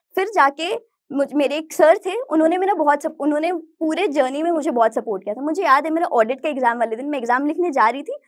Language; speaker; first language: Hindi; native; Hindi